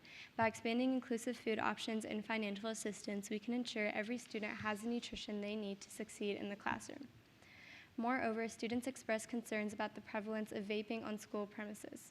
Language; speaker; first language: English; native; English